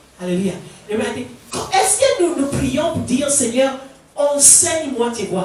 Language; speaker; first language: French; non-native, fluent; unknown